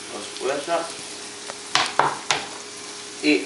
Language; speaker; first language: Spanish; non-native, fluent; Italian